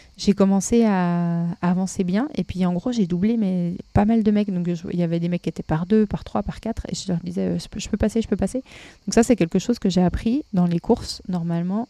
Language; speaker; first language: French; native; French